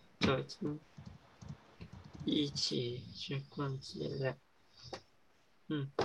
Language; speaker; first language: Chinese; early bilingual, heritage; English